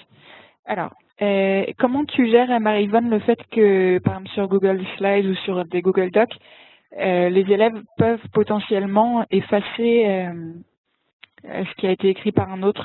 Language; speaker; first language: French; native; French